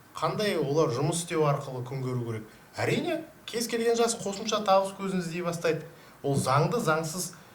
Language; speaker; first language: Kazakh; native; Kazakh